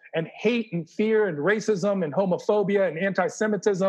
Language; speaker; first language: English; native; English